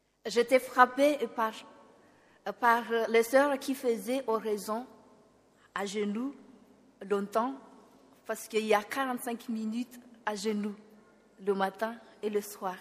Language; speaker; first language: French; non-native, local second language; Malagasy